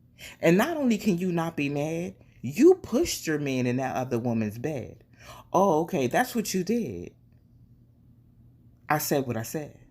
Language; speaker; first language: English; native; English